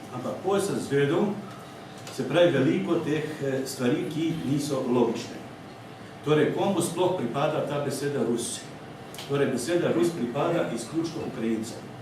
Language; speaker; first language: Slovenian; non-native, fluent; Ukrainian